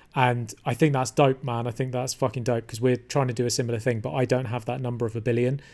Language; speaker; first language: English; native; English